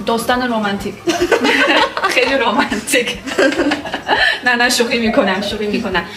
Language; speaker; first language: Persian; non-native, learner; French